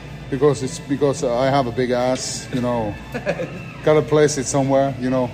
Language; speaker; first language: English; non-native, fluent; Norwegian